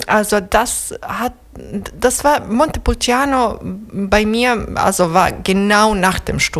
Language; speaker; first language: German; non-native, fluent; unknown